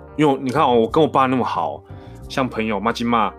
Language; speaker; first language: Chinese; non-native, local second language; Min Nan Chinese